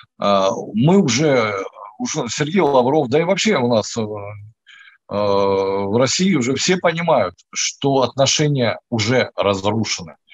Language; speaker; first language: Russian; native; Russian